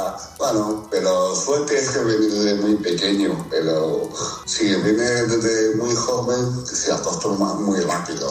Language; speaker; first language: Spanish; non-native, fluent; Chinese